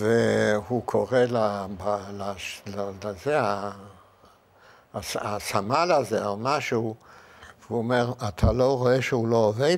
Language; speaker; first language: Hebrew; non-native, fluent; Yiddish